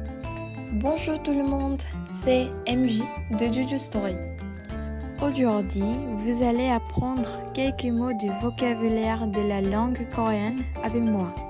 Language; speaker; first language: French; non-native, fluent; Korean